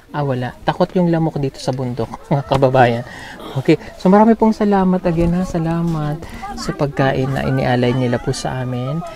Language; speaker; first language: Filipino; non-native, local second language; Cebuano